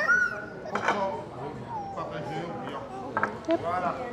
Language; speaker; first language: French; native; French